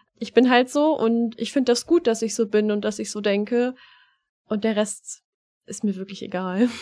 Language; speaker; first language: German; early bilingual, other home language; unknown